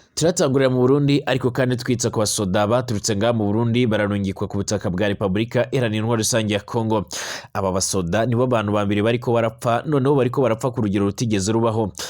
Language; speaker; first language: Rundi; native; Rundi